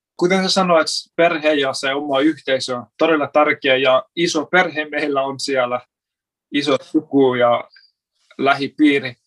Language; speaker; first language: Finnish; non-native, fluent; Persian